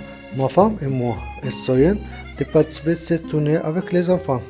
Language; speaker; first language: French; non-native, learner; Azerbaijani